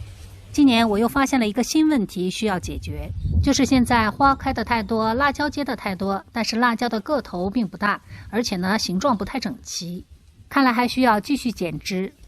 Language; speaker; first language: Chinese; native; Chinese